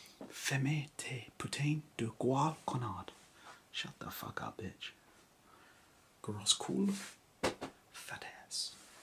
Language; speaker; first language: English; native; English